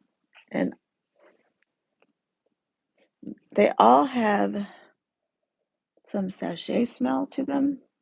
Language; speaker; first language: English; native; English